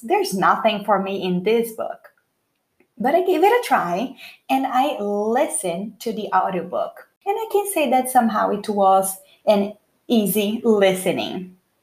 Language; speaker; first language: English; non-native, fluent; Portuguese